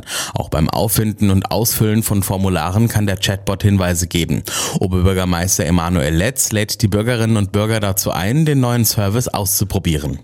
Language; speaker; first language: German; native; German